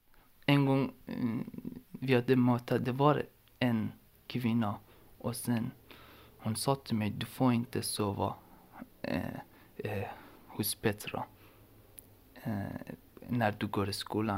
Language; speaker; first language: Swedish; non-native, learner; Persian